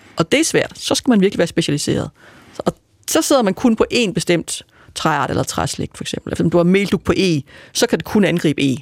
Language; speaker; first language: Danish; native; Danish